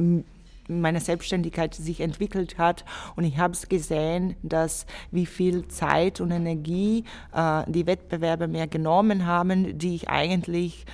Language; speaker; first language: German; non-native, fluent; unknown